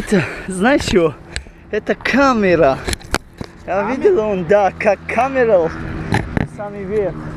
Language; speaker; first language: Russian; non-native, learner; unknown